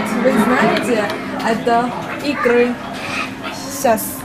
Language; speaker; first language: Russian; non-native, learner; Chinese